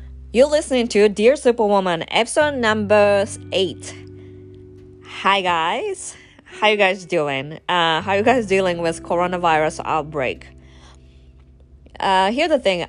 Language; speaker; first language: English; non-native, fluent; Japanese